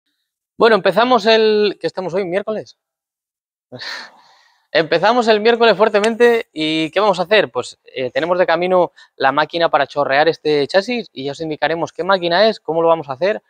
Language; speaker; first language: Spanish; native; Spanish